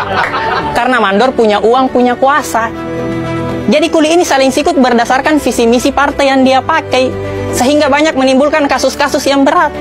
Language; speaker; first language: Indonesian; native; Indonesian